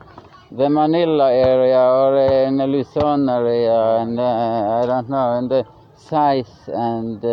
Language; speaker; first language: English; non-native, learner; Norwegian